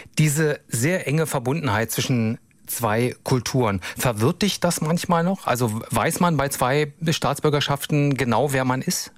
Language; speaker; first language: German; native; German